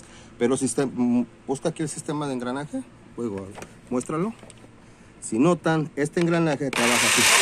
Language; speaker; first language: Spanish; native; Spanish